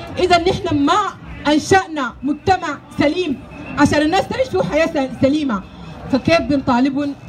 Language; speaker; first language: Arabic; native; Arabic